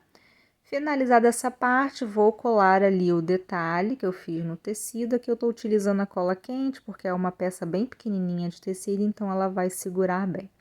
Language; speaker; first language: Portuguese; native; Portuguese